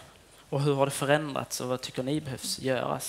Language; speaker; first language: Swedish; native; Swedish